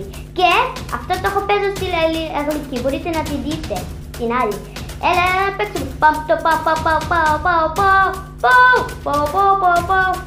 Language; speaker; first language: Greek; non-native, learner; Arabic